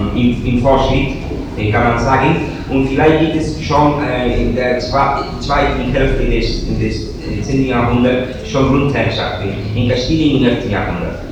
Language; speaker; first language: German; non-native, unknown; Spanish